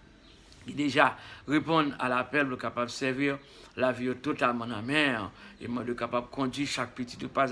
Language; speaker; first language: French; non-native, local second language; Haitian Creole